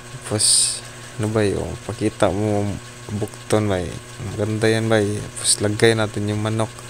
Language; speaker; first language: Filipino; non-native, local second language; Cebuano